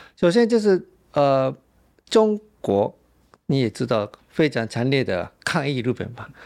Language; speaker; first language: Chinese; non-native, fluent; Japanese